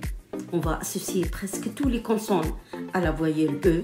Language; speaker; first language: French; non-native, local second language; Arabic